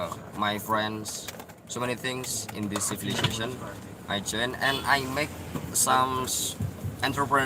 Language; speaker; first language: English; non-native, learner; Indonesian